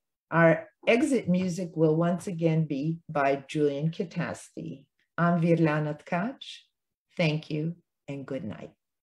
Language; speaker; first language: English; early bilingual, other home language; Ukrainian